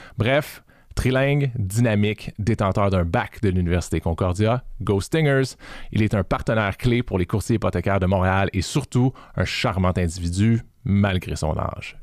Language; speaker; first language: French; native; French